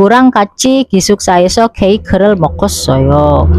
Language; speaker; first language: Korean; non-native, fluent; Indonesian